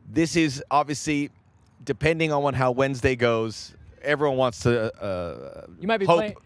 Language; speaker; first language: English; native; English